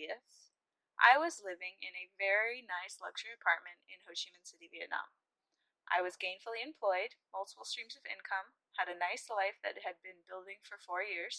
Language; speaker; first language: English; native; English